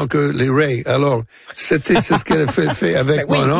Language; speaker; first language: French; non-native, local second language; English